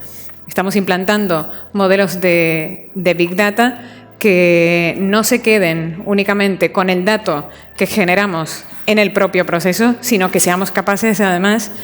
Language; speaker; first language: Spanish; native; Spanish